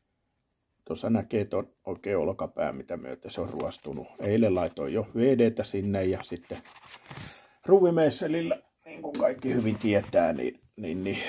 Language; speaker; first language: Finnish; native; Finnish